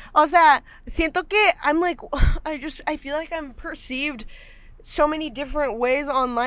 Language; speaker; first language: English; early bilingual, other home language; Spanish